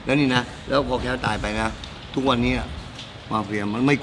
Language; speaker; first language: Thai; native; Thai